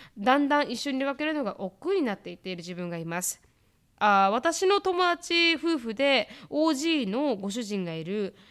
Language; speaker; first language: Japanese; native; Japanese